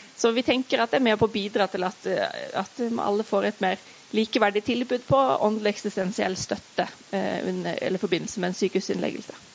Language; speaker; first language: Norwegian; native; Norwegian